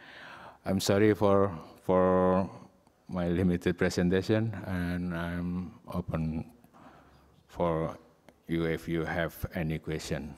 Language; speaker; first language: English; non-native, learner; Indonesian